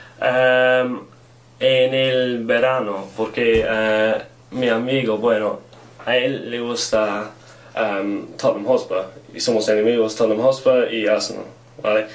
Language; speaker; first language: Spanish; non-native, learner; English